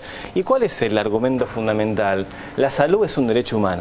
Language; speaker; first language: Spanish; native; Spanish